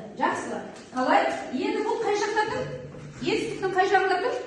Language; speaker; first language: Kazakh; native; Kazakh